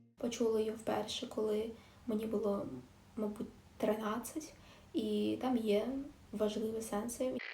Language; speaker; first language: Ukrainian; non-native, local second language; Russian